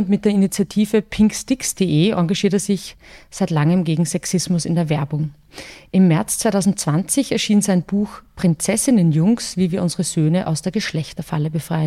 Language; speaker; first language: German; native; German